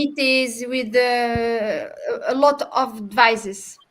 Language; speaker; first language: English; non-native, learner; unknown